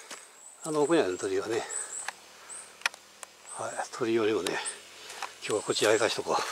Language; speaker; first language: Japanese; native; Japanese